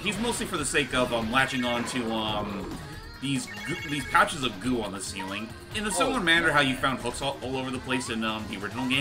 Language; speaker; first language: English; native; English